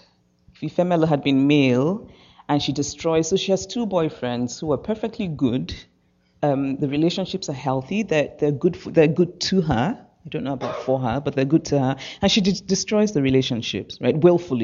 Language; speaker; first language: English; non-native, local second language; Igbo